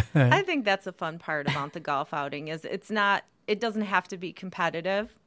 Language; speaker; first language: English; native; English